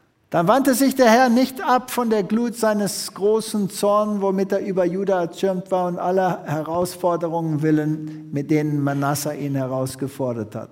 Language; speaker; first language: German; native; German